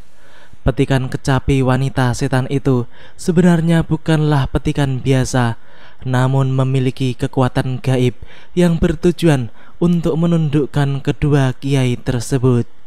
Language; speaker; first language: Indonesian; native; Indonesian